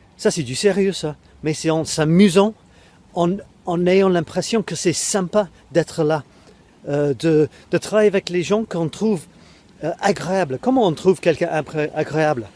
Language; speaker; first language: French; non-native, fluent; English